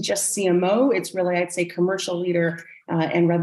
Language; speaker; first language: English; native; English